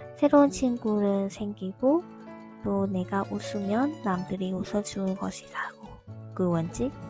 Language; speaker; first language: Korean; non-native, fluent; Vietnamese